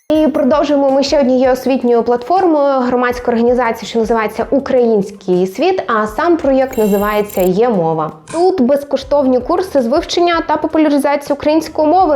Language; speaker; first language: Ukrainian; non-native, local second language; Russian